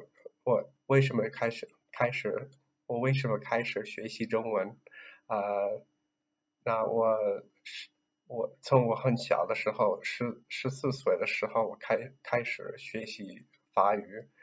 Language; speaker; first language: Chinese; non-native, learner; English